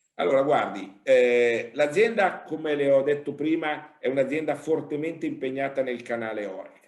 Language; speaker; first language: Italian; native; Italian